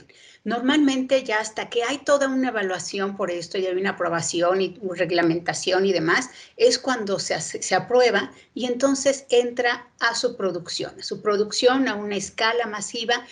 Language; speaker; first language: Spanish; native; Spanish